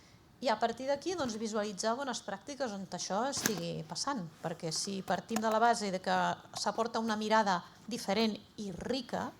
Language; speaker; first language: Catalan; native; Catalan